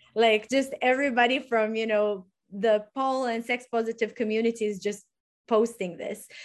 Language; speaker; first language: English; non-native, fluent; Italian